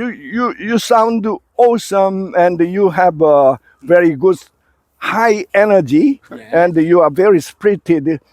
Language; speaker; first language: English; non-native, fluent; Korean